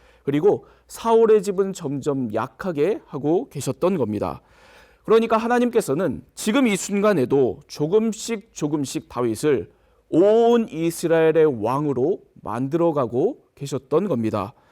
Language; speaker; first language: Korean; native; Korean